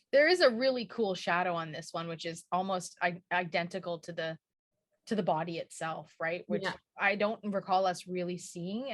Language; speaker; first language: English; native; English